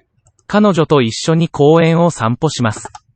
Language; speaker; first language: Japanese; non-native, learner; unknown